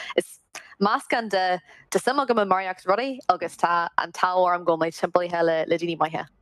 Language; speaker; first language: Irish; non-native, local second language; English